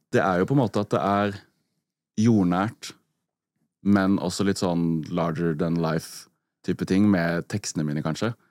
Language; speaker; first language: Norwegian; native; Norwegian